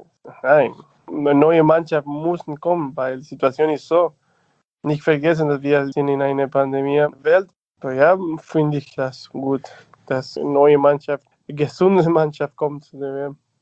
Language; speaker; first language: German; non-native, learner; Spanish